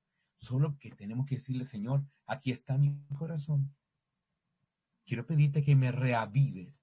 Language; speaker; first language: Spanish; native; Spanish